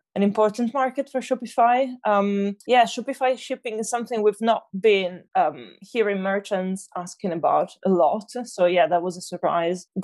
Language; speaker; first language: English; non-native, fluent; German